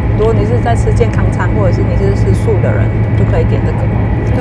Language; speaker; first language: Chinese; native; Chinese